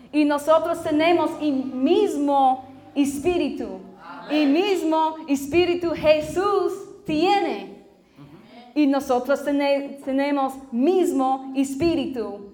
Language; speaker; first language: Spanish; non-native, learner; English